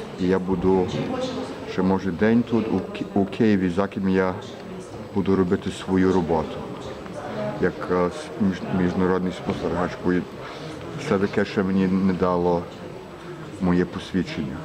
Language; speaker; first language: Ukrainian; early bilingual, heritage; Ukrainian